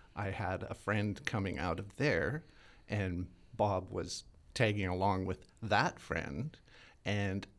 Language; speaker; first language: English; native; English